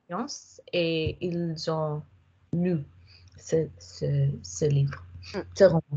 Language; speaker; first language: French; non-native, fluent; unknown